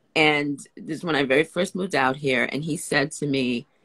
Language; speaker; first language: English; native; English